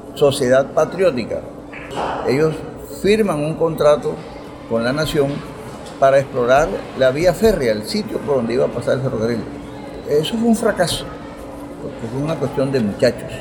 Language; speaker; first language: Spanish; native; Spanish